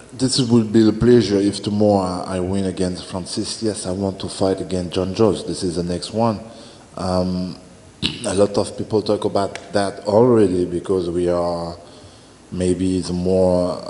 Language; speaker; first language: English; non-native, learner; French